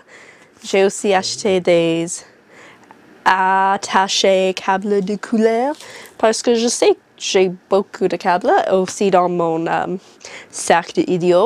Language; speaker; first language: French; non-native, learner; English